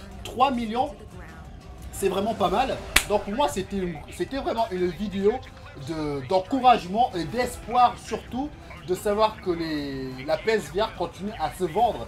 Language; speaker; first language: French; native; French